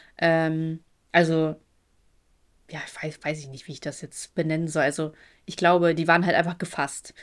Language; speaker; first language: German; early bilingual, other home language; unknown